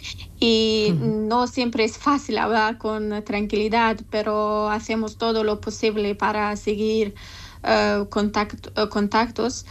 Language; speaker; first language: Spanish; non-native, learner; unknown